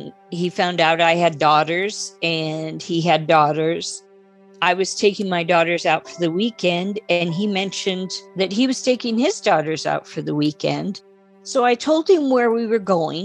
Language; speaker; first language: English; native; English